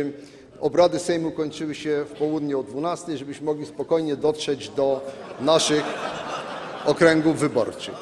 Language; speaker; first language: Polish; native; Polish